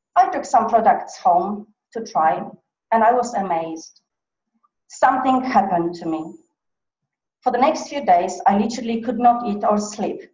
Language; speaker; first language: English; non-native, fluent; Polish